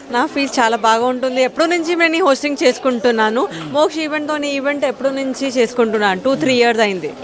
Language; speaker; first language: Telugu; non-native, learner; Hindi